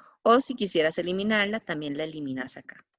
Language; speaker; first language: Spanish; native; Spanish